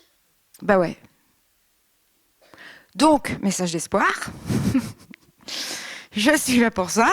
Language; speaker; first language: French; native; French